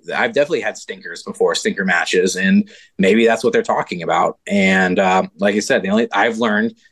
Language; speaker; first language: English; native; English